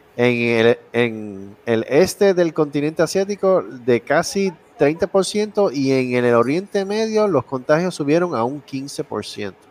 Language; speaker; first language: Spanish; native; Spanish